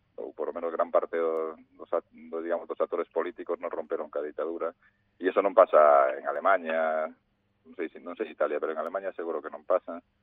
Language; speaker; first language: Galician; native; Galician